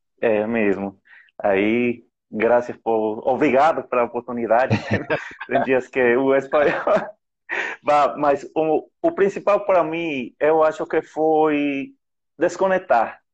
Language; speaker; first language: Portuguese; non-native, fluent; Spanish